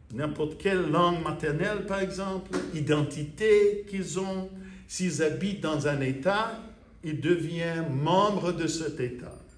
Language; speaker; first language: French; non-native, fluent; English